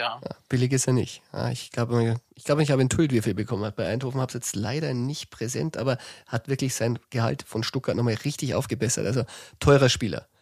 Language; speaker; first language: German; native; German